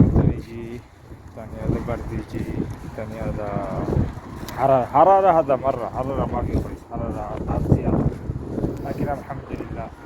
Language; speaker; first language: Arabic; non-native, learner; Bangla